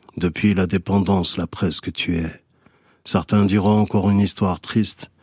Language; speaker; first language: French; early bilingual, other home language; Fula